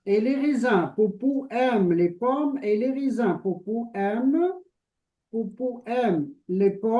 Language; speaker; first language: French; non-native, local second language; Arabic